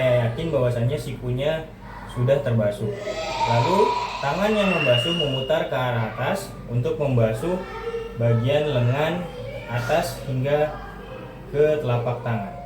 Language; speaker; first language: Indonesian; native; Indonesian